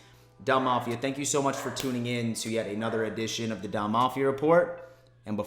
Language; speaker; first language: English; native; English